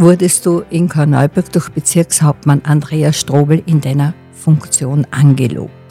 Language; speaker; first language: German; native; German